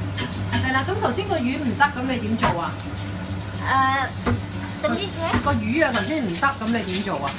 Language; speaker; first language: Cantonese; native; Cantonese